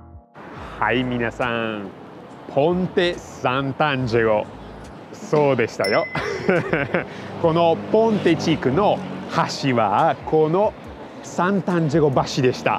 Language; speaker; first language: Japanese; non-native, fluent; Italian